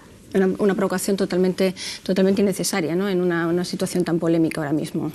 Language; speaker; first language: Spanish; native; Spanish